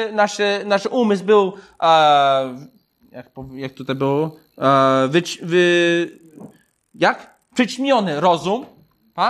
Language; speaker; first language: Polish; non-native, fluent; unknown